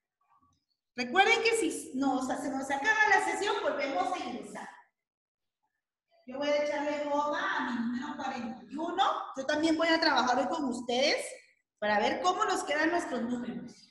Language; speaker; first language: Spanish; native; Spanish